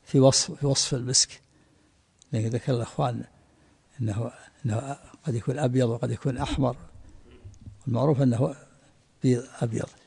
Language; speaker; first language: Arabic; native; Arabic